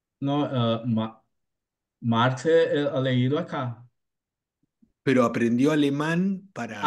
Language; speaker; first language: Spanish; non-native, learner; Portuguese